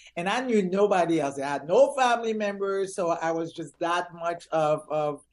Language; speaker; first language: English; early bilingual, other home language; Haitian Creole